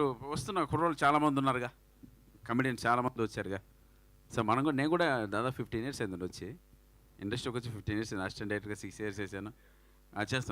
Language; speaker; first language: Telugu; native; Telugu